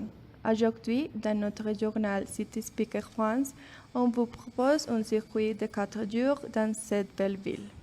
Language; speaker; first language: French; non-native, learner; Spanish